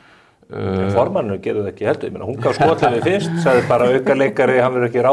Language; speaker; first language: Icelandic; native; Icelandic